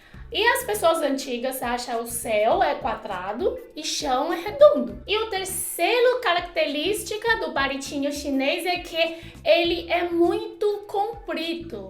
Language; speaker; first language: Portuguese; non-native, fluent; Chinese